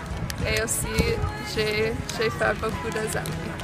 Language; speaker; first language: French; non-native, learner; English